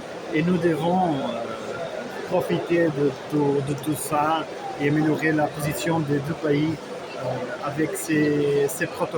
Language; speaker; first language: French; non-native, fluent; Portuguese